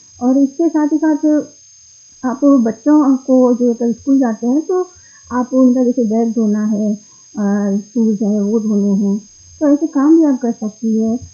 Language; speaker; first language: Hindi; native; Hindi